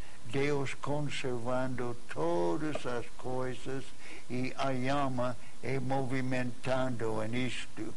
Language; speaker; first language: Portuguese; non-native, fluent; English